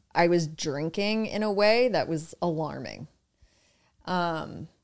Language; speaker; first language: English; native; English